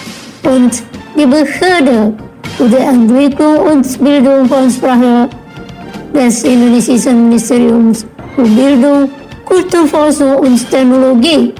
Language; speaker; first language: German; non-native, fluent; Indonesian